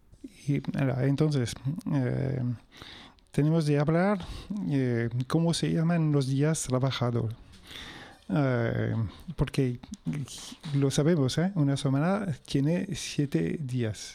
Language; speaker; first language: Spanish; non-native, fluent; French